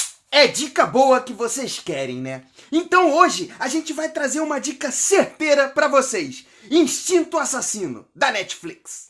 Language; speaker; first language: Portuguese; native; Portuguese